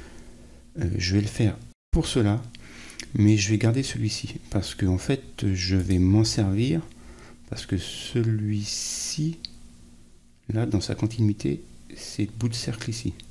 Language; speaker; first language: French; native; French